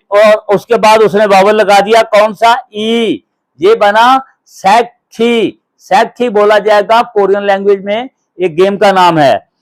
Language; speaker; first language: Urdu; native; Urdu